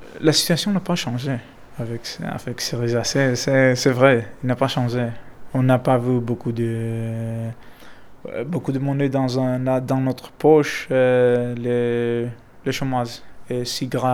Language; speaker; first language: French; non-native, learner; Greek